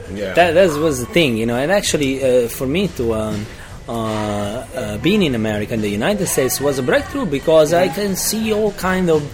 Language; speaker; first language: English; non-native, fluent; Italian